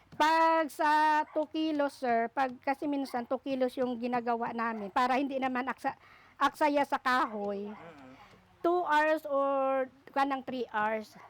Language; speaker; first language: Filipino; non-native, local second language; Aklanon